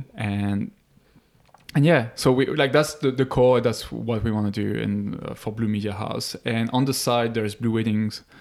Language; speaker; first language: English; non-native, fluent; French